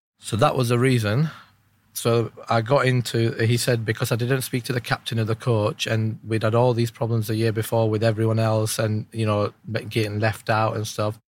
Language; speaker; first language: English; early bilingual, other home language; Urdu